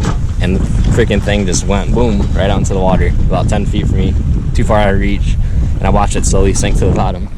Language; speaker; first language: English; native; English